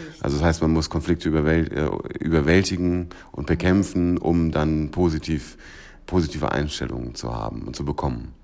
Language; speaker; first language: German; native; German